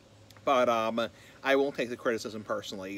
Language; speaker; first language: English; native; English